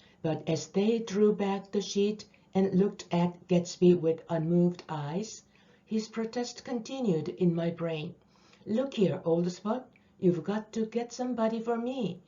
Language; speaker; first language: English; non-native, fluent; Korean